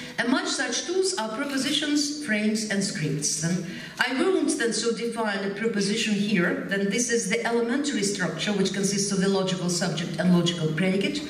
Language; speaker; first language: English; non-native, fluent; Ukrainian